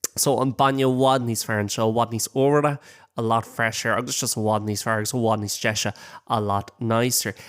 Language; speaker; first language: Irish; non-native, local second language; English